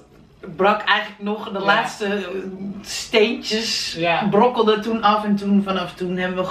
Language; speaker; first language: Dutch; native; Dutch